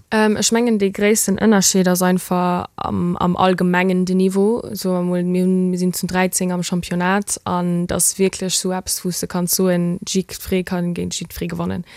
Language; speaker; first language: Luxembourgish; early bilingual, heritage; Luxembourgish